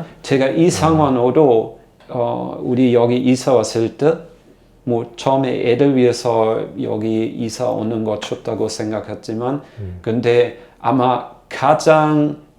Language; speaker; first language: Korean; non-native, learner; German